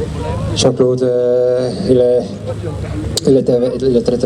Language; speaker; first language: French; non-native, learner; Dutch